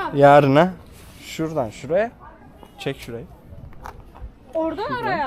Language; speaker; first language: Turkish; native; Turkish